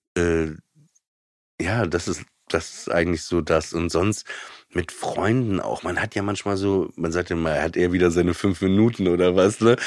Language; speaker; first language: German; native; German